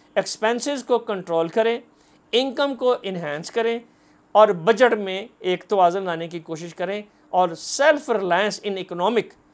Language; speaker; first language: Urdu; non-native, local second language; Punjabi